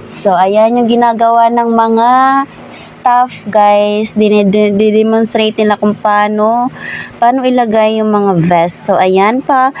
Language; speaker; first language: Filipino; native; Filipino